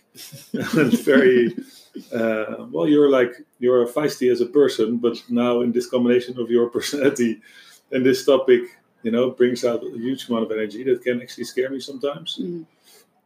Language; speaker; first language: English; non-native, fluent; Dutch